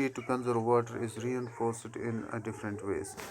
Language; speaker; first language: English; non-native, local second language; Urdu